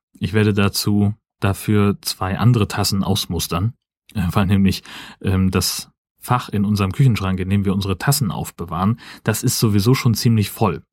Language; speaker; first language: German; native; German